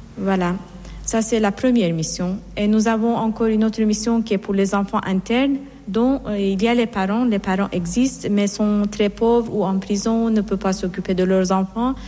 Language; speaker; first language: French; non-native, fluent; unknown